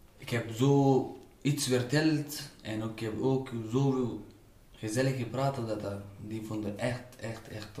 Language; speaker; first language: Dutch; non-native, learner; Pashto